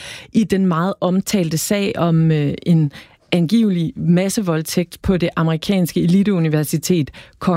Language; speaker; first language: Danish; native; Danish